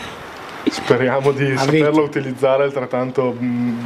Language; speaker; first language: Italian; native; Italian